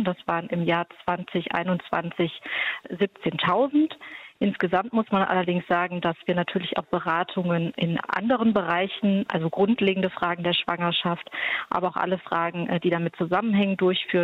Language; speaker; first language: German; native; German